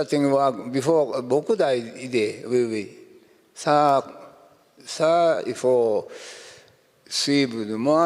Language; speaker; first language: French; non-native, learner; Japanese